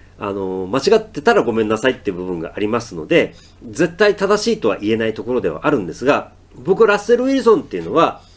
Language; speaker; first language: Japanese; native; Japanese